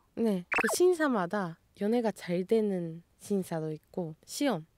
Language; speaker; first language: Korean; non-native, fluent; Japanese